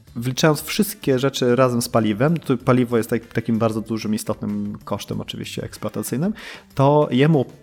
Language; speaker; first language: Polish; early bilingual, heritage; Polish